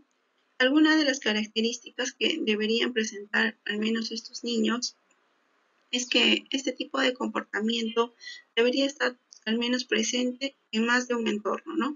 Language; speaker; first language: Spanish; native; Spanish